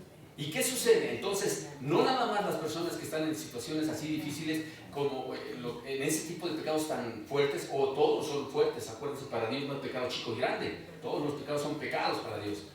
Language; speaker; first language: Spanish; native; Spanish